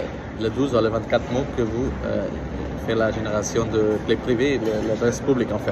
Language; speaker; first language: French; non-native, learner; Portuguese